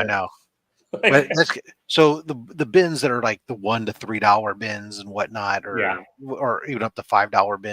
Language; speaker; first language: English; native; English